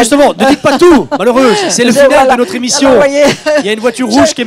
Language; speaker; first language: French; native; French